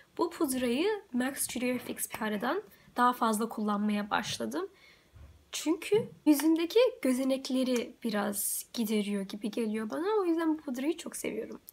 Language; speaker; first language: Turkish; early bilingual, heritage; Turkish